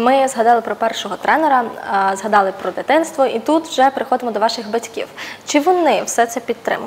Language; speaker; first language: Ukrainian; native; Ukrainian